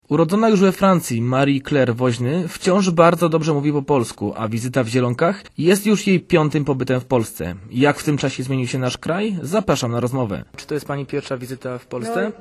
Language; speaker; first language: Polish; native; Polish